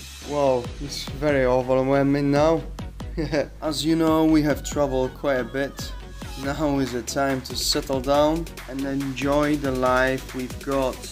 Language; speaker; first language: English; non-native, fluent; Polish